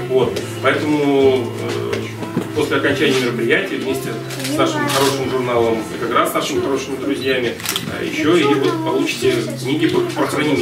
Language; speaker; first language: Russian; native; Russian